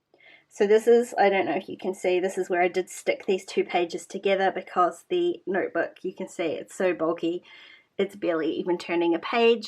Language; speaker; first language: English; native; English